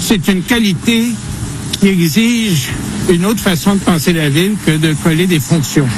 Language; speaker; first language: French; native; French